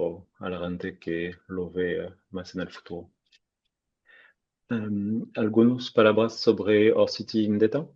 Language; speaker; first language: Spanish; non-native, fluent; French